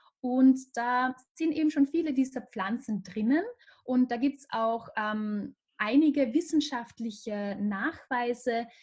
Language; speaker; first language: German; native; German